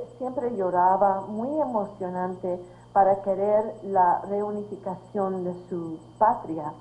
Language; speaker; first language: Spanish; early bilingual, heritage; Spanish